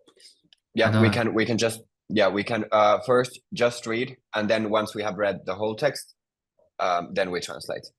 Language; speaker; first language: English; non-native, fluent; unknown